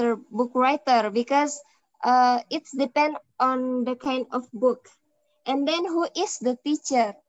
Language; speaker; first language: English; non-native, learner; Indonesian